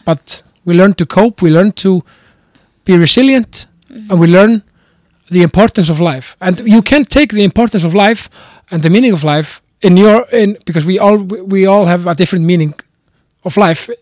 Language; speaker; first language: English; non-native, fluent; Icelandic